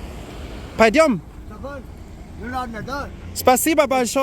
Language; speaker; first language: Russian; non-native, learner; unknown